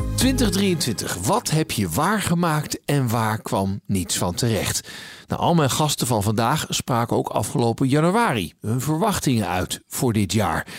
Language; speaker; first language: Dutch; native; Dutch